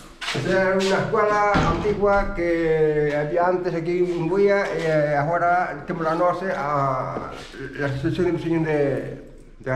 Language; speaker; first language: Spanish; non-native, local second language; Galician